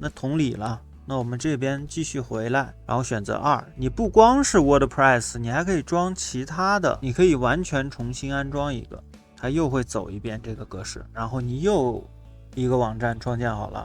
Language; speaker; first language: Chinese; native; Chinese